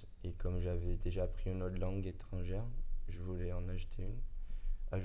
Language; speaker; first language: French; non-native, learner; Dutch